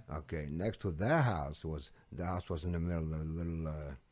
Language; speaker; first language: English; non-native, fluent; Portuguese